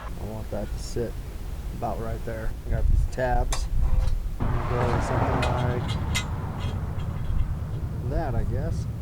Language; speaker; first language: English; native; English